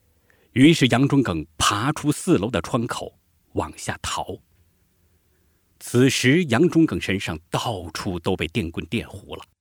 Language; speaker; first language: Chinese; native; Chinese